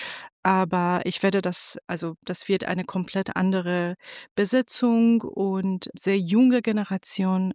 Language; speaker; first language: German; non-native, fluent; Persian